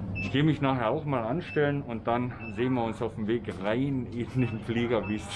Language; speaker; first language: German; native; German